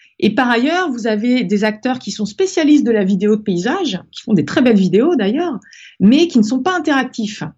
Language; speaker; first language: French; native; French